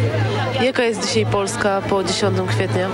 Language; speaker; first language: Polish; native; Polish